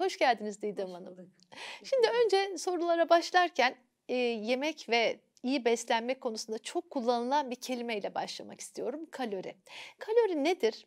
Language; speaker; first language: Turkish; native; Turkish